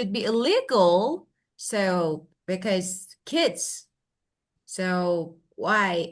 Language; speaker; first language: English; non-native, fluent; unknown